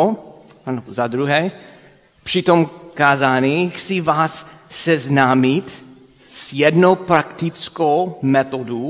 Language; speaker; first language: Czech; non-native, fluent; English